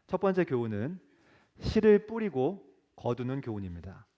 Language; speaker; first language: Korean; native; Korean